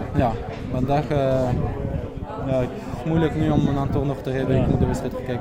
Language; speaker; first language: Dutch; non-native, fluent; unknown